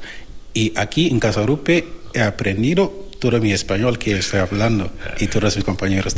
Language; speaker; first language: Spanish; non-native, learner; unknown